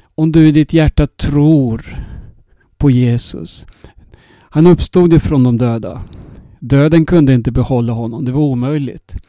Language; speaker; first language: Spanish; non-native, fluent; Swedish